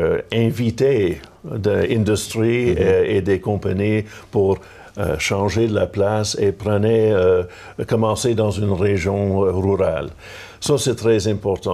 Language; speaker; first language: French; non-native, local second language; English